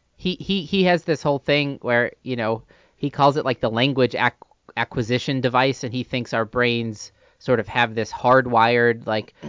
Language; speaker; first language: English; native; English